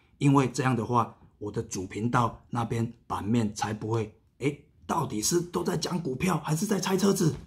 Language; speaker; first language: Chinese; native; Chinese